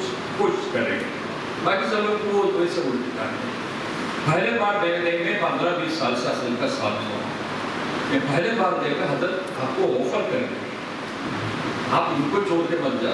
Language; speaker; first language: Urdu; non-native, local second language; Malayalam